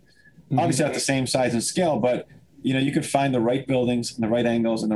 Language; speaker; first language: English; native; English